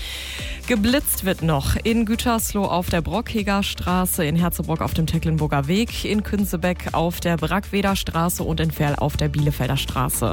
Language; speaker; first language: German; native; German